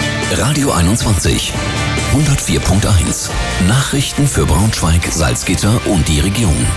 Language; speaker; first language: German; native; German